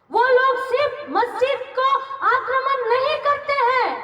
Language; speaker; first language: Hindi; non-native, local second language; Bangla